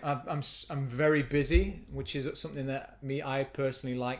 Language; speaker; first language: English; native; English